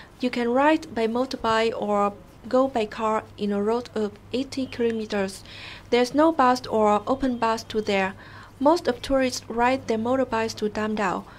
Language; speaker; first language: English; non-native, fluent; Vietnamese